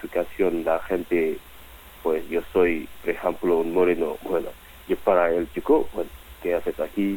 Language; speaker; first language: Spanish; non-native, learner; Wolof